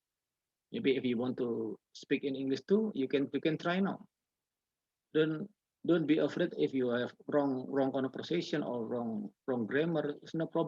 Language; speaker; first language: English; non-native, learner; Indonesian